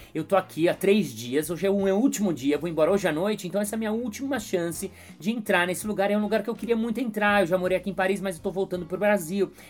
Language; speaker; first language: Portuguese; native; Portuguese